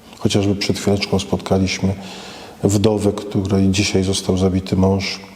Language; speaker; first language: Polish; native; Polish